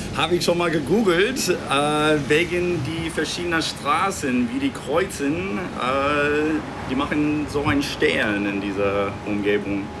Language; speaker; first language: German; non-native, learner; English